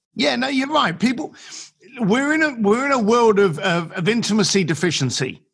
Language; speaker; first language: English; native; English